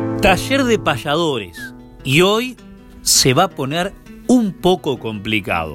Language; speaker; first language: Spanish; native; Spanish